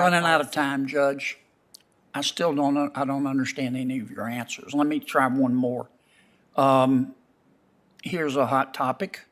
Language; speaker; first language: English; native; English